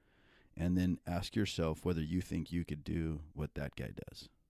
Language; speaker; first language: English; native; English